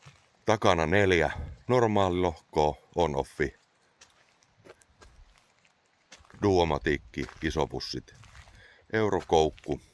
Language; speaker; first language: Finnish; native; Finnish